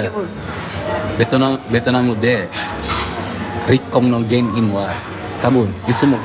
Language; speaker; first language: Japanese; non-native, learner; Indonesian